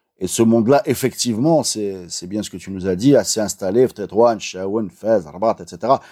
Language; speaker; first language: French; non-native, local second language; Arabic